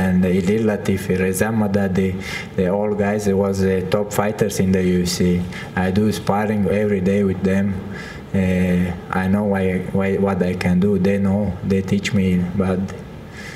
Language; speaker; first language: English; non-native, fluent; Russian